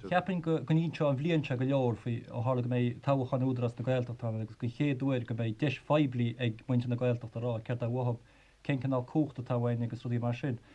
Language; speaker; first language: Irish; native; Irish